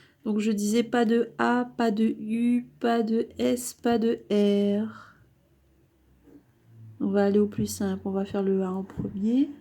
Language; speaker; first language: French; native; French